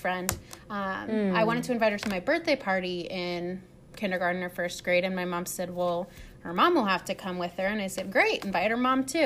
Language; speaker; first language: English; native; English